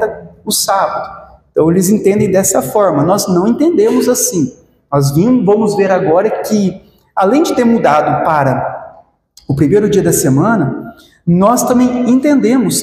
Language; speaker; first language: Portuguese; native; Portuguese